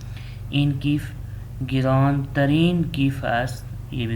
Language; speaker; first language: Persian; non-native, fluent; Urdu